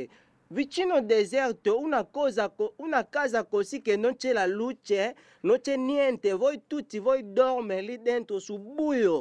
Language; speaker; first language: Italian; non-native, learner; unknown